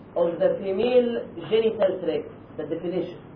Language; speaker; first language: English; non-native, fluent; Arabic